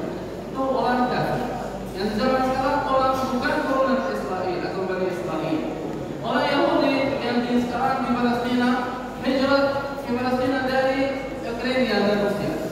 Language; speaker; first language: Indonesian; non-native, learner; Arabic